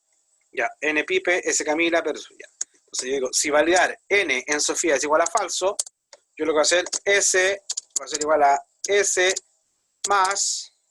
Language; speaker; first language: Spanish; native; Spanish